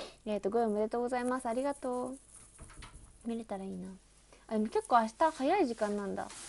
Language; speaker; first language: Japanese; native; Japanese